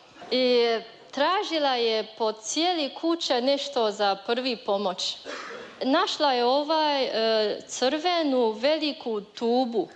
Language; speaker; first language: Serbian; non-native, learner; Chinese